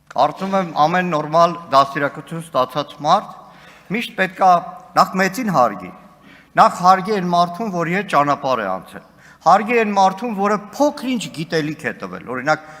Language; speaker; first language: Armenian; native; Armenian